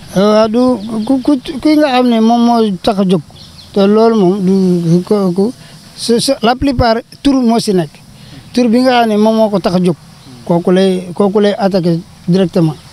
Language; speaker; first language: Wolof; non-native, fluent; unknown